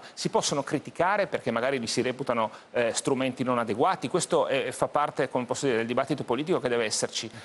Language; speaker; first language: Italian; native; Italian